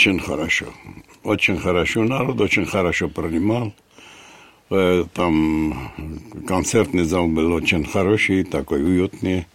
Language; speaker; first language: Russian; non-native, fluent; Armenian